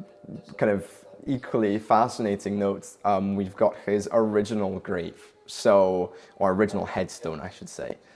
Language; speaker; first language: English; native; English